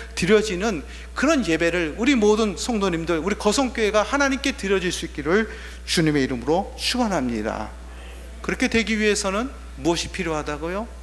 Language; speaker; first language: Korean; native; Korean